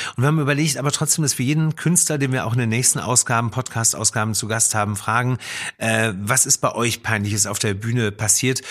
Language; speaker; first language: German; native; German